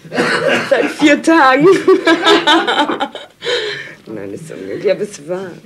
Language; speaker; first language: German; non-native, learner; French